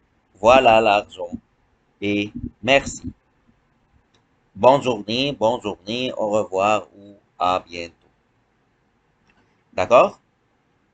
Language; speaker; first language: French; non-native, fluent; Arabic